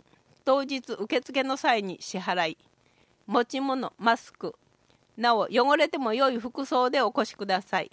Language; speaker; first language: Japanese; native; Japanese